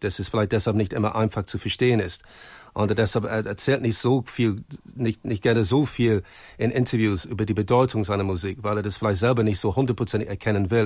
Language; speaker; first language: German; non-native, fluent; English